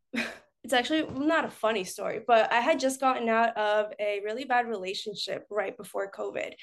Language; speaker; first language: English; early bilingual, other home language; Spanish